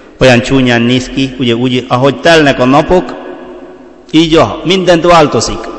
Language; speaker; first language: Hungarian; non-native, fluent; Malayalam